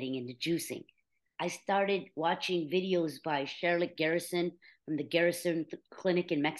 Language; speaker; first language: English; native; English